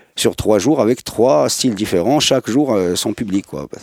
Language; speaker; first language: French; non-native, local second language; Arabic